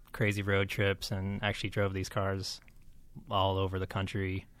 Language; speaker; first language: English; native; English